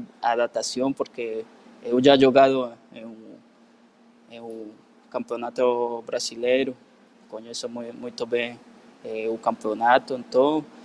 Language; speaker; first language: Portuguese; non-native, learner; Spanish